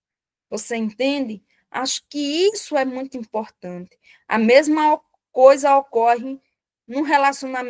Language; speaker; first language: Portuguese; native; Portuguese